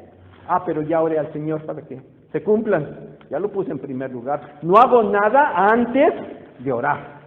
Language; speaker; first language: Spanish; native; Spanish